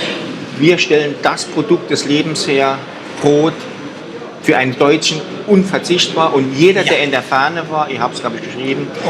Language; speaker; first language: German; native; German